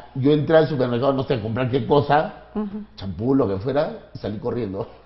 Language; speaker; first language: Spanish; native; Spanish